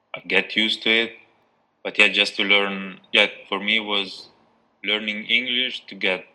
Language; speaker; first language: English; non-native, fluent; Albanian